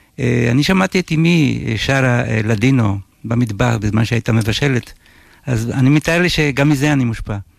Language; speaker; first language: Hebrew; non-native, fluent; Ladino